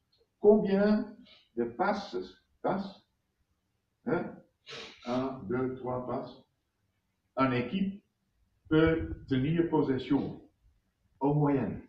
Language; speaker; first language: French; non-native, fluent; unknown